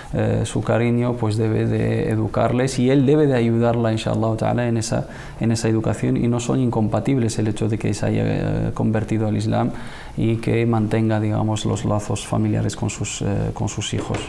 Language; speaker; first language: Spanish; native; Spanish